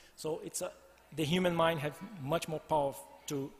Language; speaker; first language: English; non-native, fluent; Portuguese